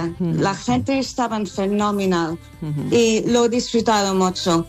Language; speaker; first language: Spanish; non-native, learner; English